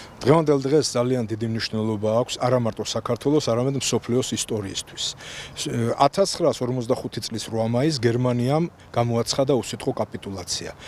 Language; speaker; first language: Georgian; native; Georgian